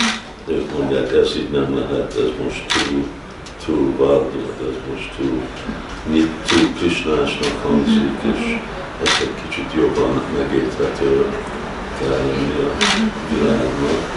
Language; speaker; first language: Hungarian; early bilingual, heritage; Hungarian